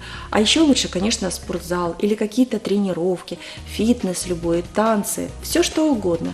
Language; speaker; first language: Russian; native; Russian